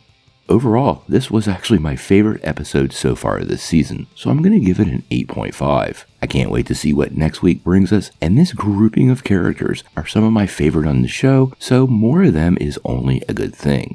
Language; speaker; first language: English; native; English